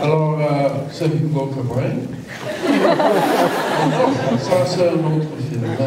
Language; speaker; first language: French; non-native, fluent; English